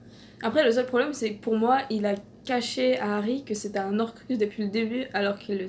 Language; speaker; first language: French; native; French